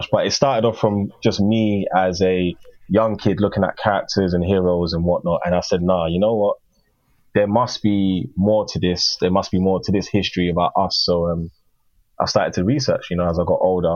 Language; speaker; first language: English; native; English